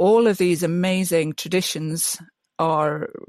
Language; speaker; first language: English; native; English